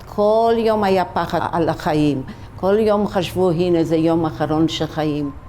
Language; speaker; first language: Hebrew; early bilingual, other home language; Romanian